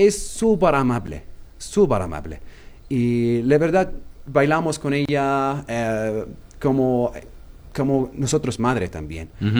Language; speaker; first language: Spanish; non-native, learner; Arabic